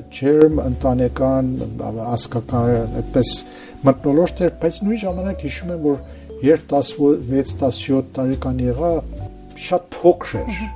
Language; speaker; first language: Armenian; early bilingual, heritage; Armenian